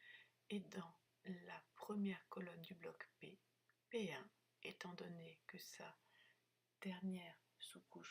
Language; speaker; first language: French; native; French